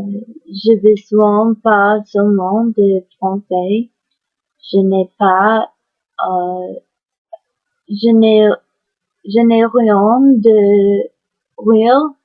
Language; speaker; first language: French; non-native, learner; English